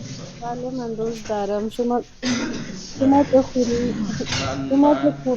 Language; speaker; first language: Persian; non-native, learner; Urdu